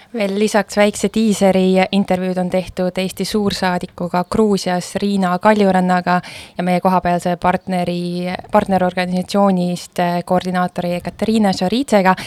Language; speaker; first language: Estonian; native; Estonian